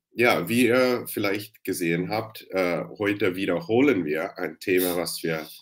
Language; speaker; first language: German; non-native, fluent; English